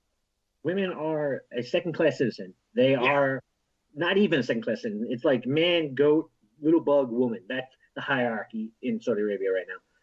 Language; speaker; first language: English; native; English